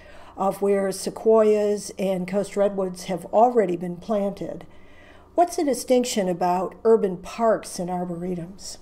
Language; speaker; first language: English; native; English